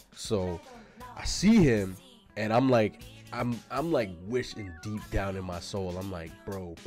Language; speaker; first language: English; native; English